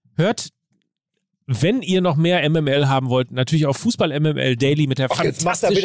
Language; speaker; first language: German; native; German